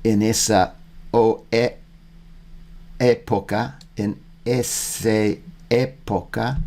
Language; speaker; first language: Spanish; non-native, learner; English